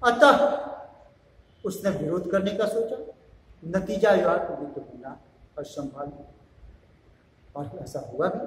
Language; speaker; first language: Hindi; native; Hindi